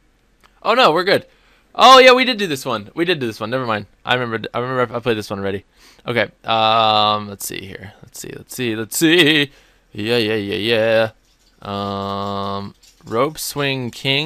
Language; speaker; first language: English; native; English